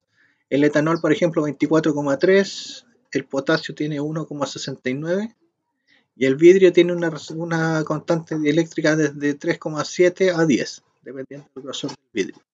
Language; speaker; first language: Spanish; native; Spanish